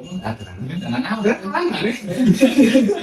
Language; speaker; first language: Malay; non-native, local second language; Sundanese